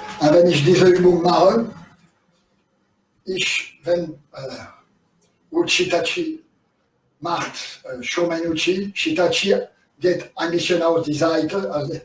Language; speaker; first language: German; non-native, learner; French